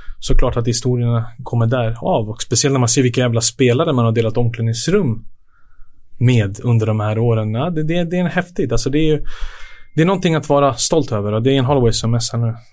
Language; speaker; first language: Swedish; early bilingual, other home language; Serbian